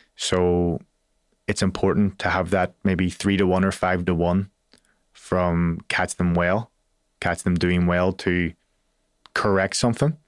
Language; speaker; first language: English; native; English